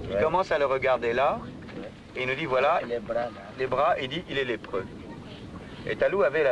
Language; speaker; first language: French; native; French